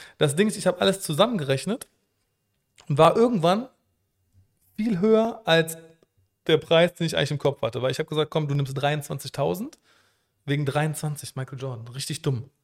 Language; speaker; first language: German; native; German